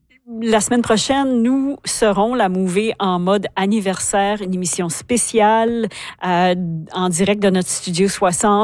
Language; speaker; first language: French; native; French